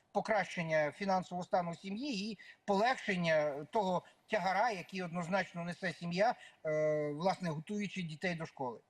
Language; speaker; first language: Ukrainian; native; Ukrainian